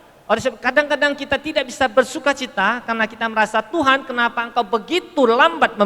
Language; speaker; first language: Indonesian; native; Indonesian